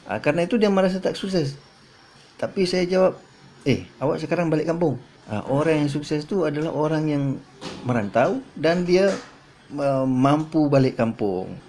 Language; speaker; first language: Malay; native; Malay